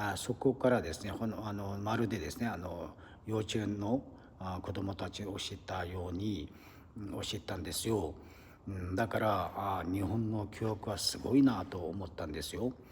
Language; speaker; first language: Japanese; non-native, fluent; Uyghur